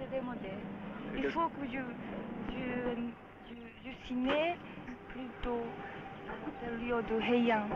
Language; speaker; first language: French; non-native, learner; Japanese